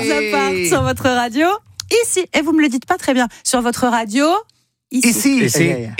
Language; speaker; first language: French; native; French